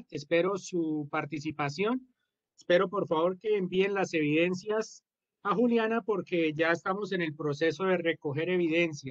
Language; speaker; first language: Spanish; native; Spanish